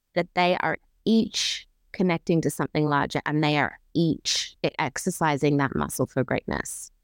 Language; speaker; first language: English; native; English